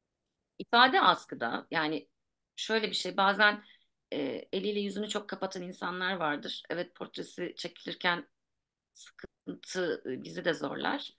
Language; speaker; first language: Turkish; native; Turkish